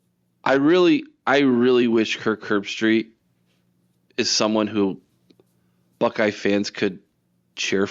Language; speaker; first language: English; native; English